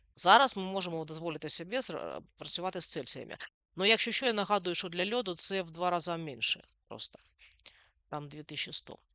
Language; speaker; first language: Ukrainian; non-native, local second language; Russian